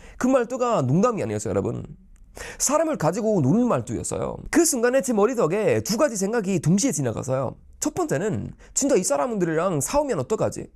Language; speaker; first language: Korean; non-native, fluent; Swedish